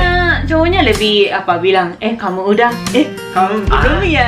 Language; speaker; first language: Indonesian; non-native, learner; Japanese